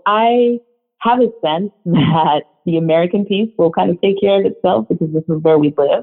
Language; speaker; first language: English; non-native, local second language; Shona